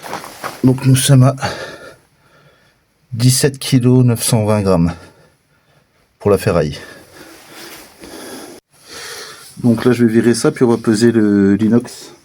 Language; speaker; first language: French; native; French